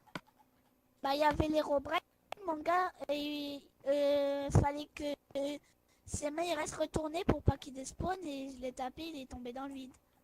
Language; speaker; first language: French; native; French